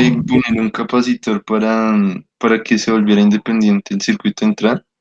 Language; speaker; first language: Spanish; native; Spanish